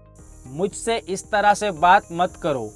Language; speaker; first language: Hindi; native; Hindi